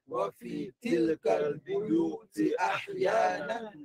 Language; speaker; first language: Arabic; non-native, learner; English